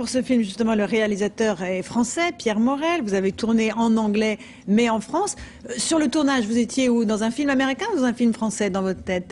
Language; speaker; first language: French; native; French